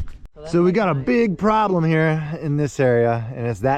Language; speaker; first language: English; native; English